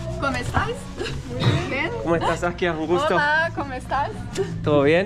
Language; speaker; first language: Spanish; non-native, learner; Portuguese